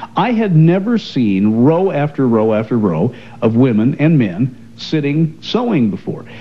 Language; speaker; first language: English; native; English